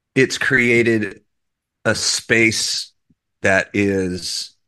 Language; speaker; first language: English; native; English